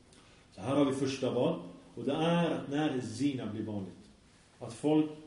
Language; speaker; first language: Swedish; early bilingual, other home language; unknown